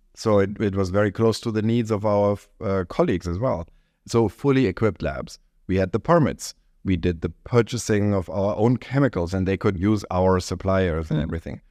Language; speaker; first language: English; non-native, fluent; German